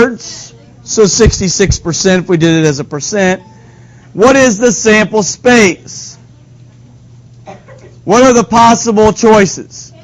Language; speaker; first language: English; native; English